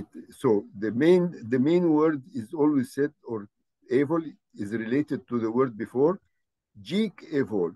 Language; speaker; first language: English; non-native, fluent; Arabic